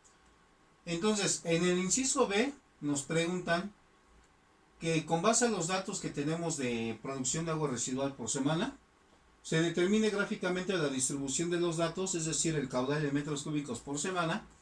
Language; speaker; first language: Spanish; native; Spanish